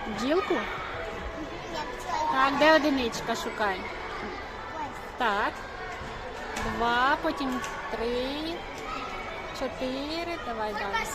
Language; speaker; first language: Ukrainian; native; Ukrainian